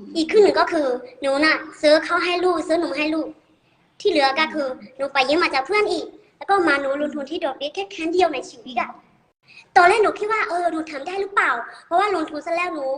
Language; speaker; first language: Thai; non-native, fluent; Burmese